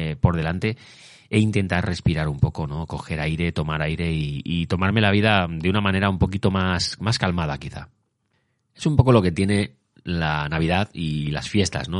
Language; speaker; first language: Spanish; native; Spanish